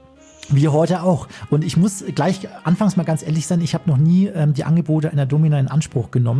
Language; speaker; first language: German; native; German